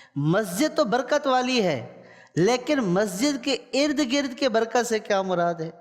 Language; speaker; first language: Urdu; native; Urdu